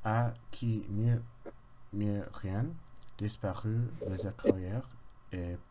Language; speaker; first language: French; non-native, learner; English